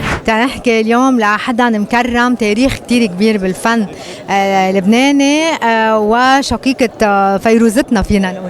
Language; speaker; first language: Arabic; native; Arabic